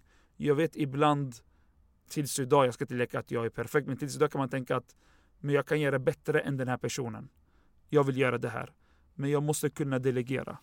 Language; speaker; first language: Swedish; non-native, fluent; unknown